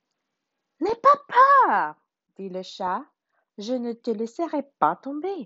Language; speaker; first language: French; non-native, learner; Spanish